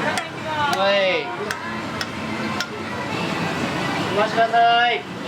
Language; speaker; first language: Japanese; native; Japanese